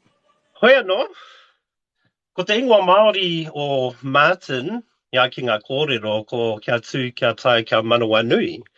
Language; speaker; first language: Māori; non-native, local second language; English